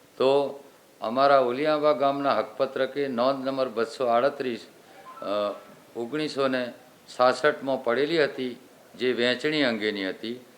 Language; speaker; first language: Gujarati; non-native, local second language; Rathawi